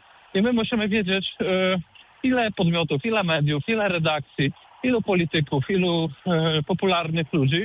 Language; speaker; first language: Polish; native; Polish